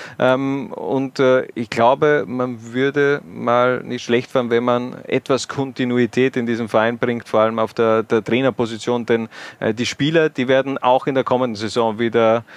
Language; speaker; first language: German; native; German